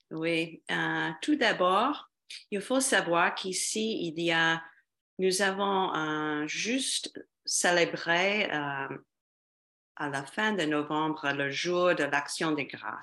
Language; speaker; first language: French; non-native, fluent; English